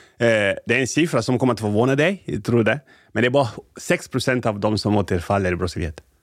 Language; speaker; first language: Swedish; non-native, fluent; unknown